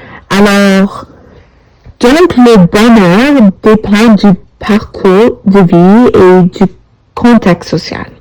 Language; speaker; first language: French; non-native, learner; English